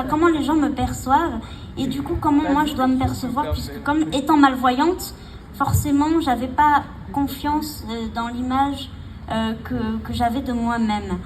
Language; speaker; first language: French; native; French